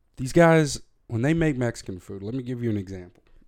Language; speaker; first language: English; native; English